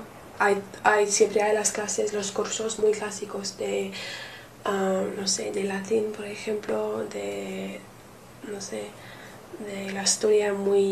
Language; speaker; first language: Spanish; non-native, learner; English